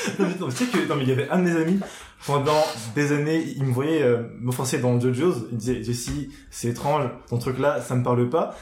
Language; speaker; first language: French; native; French